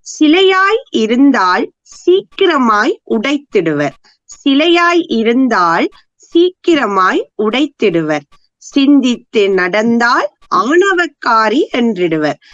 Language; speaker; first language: Tamil; native; Tamil